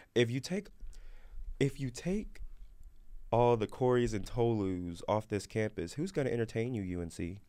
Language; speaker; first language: English; native; English